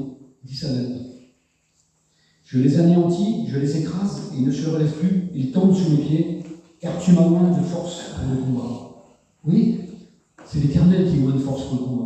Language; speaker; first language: French; native; French